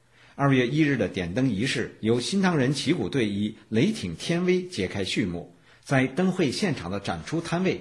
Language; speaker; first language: Chinese; native; Chinese